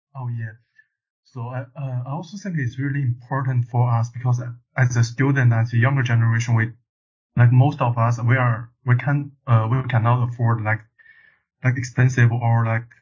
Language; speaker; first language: English; non-native, learner; Chinese